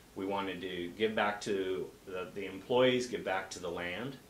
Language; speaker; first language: English; native; English